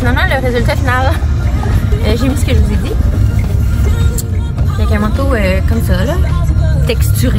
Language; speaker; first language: French; native; French